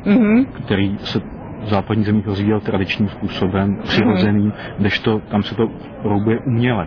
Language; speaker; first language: Czech; native; Czech